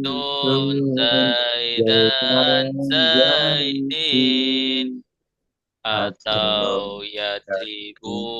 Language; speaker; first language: Arabic; non-native, fluent; Indonesian